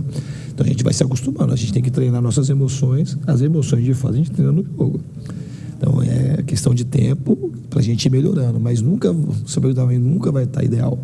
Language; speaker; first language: Portuguese; native; Portuguese